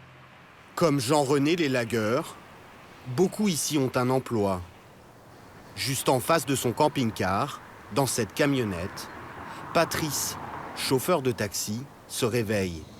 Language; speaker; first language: French; native; French